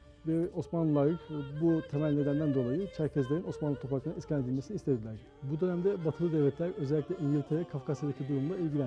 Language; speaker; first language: Turkish; native; Turkish